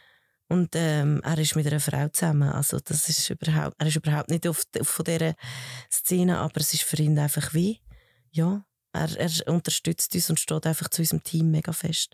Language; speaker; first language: German; early bilingual, other home language; Spanish